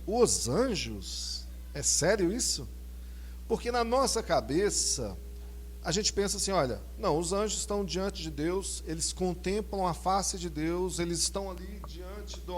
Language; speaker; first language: Portuguese; native; Portuguese